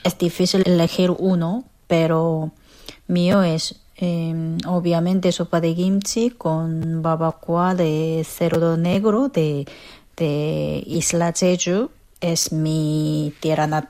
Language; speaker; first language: Spanish; non-native, fluent; Korean